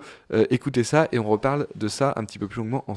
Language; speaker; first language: French; native; French